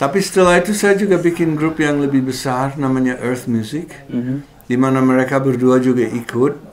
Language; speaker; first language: Indonesian; non-native, fluent; English